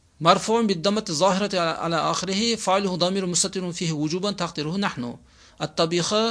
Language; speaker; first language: Arabic; non-native, fluent; Uzbek